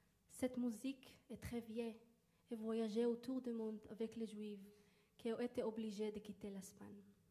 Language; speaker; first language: French; non-native, learner; Hebrew